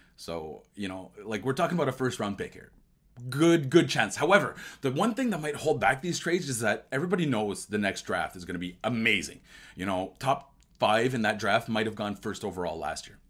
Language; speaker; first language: English; native; English